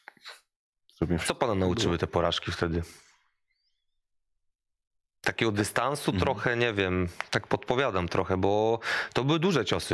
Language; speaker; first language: Polish; native; Polish